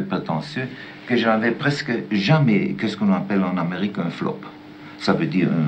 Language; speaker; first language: French; non-native, learner; German